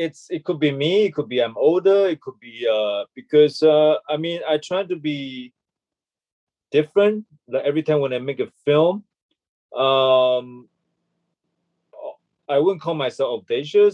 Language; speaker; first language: English; non-native, local second language; Chinese